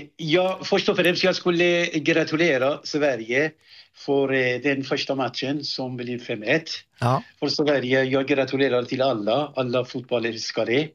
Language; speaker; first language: Swedish; non-native, fluent; Persian